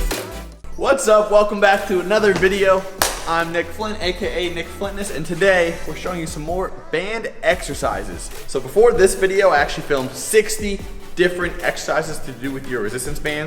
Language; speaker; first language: English; native; English